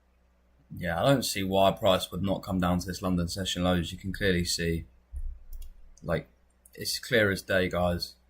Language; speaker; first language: English; native; English